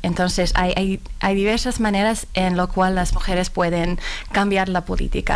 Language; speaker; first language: Spanish; non-native, fluent; Finnish